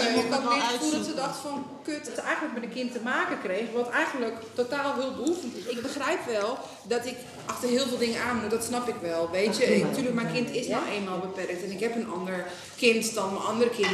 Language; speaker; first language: Dutch; native; Dutch